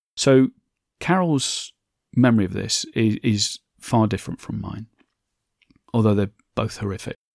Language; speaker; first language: English; native; English